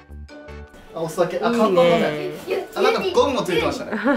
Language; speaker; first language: Japanese; native; Japanese